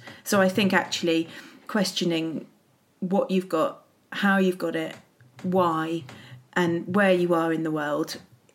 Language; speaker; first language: English; native; English